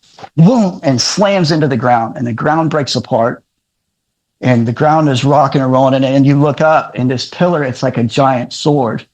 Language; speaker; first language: English; native; English